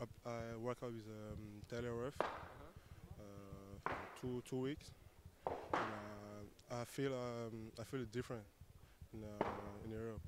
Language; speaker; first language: English; non-native, learner; French